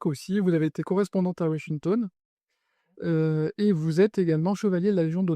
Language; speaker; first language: French; native; French